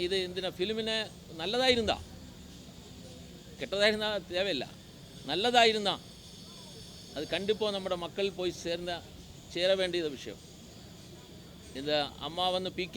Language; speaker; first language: Tamil; non-native, learner; Malayalam